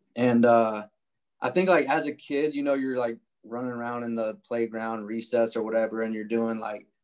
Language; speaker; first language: English; native; English